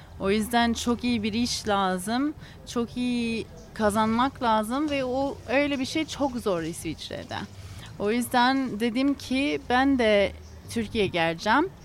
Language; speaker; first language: Turkish; non-native, learner; English